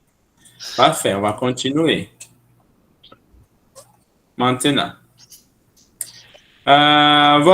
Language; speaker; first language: French; non-native, fluent; Portuguese